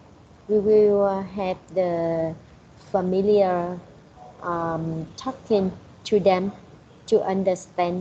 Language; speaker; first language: English; non-native, learner; Vietnamese